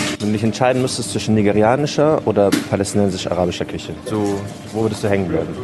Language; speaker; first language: German; early bilingual, other home language; Arabic